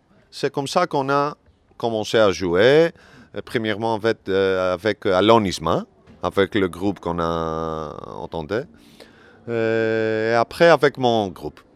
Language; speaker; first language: French; non-native, learner; Greek